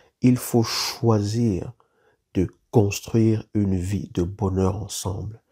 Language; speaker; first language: French; native; French